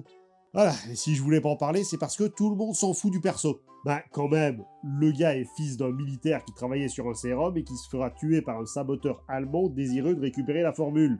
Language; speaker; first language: French; native; French